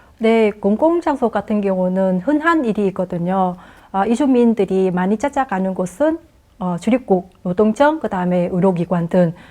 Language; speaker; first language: Korean; non-native, fluent; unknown